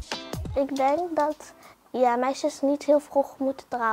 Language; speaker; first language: Dutch; early bilingual, other home language; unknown